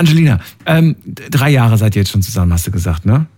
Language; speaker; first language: German; native; German